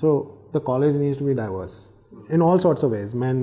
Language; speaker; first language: English; non-native, local second language; Hindi